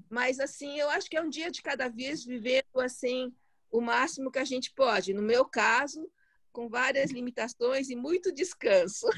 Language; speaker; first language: Portuguese; early bilingual, other home language; Chinese